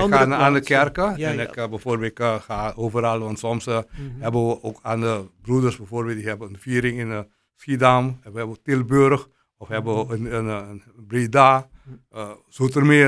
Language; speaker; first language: Dutch; non-native, local second language; Papiamento